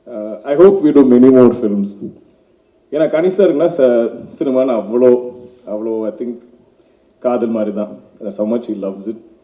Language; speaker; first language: Tamil; non-native, local second language; Malayalam